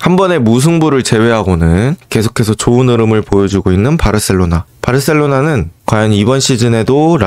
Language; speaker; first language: Korean; native; Korean